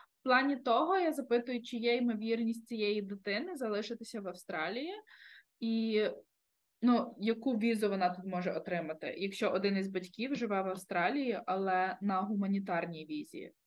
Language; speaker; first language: Ukrainian; native; Ukrainian